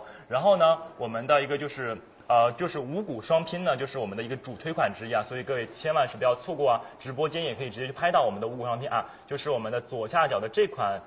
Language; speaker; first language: Chinese; native; Chinese